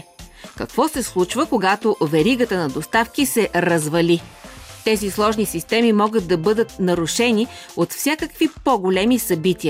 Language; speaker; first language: Bulgarian; native; Bulgarian